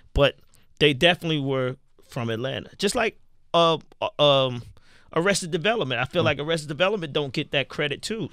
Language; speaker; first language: English; native; English